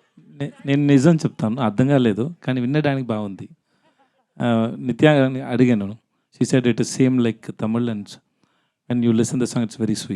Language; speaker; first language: Telugu; non-native, learner; Tamil